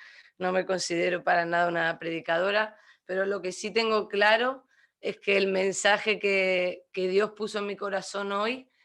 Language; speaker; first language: Spanish; native; Spanish